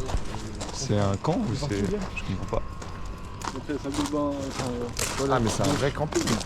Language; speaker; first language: French; native; French